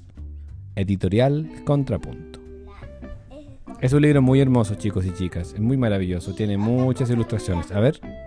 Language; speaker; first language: Spanish; native; Spanish